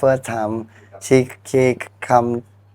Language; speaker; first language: English; non-native, learner; Thai